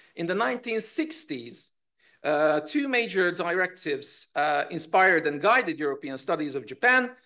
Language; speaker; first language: English; non-native, fluent; Hungarian